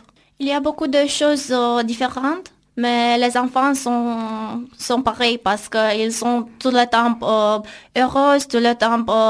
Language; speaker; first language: French; non-native, learner; Romanian